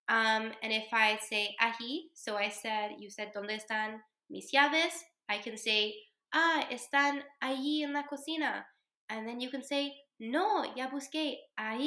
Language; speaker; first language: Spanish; non-native, learner; English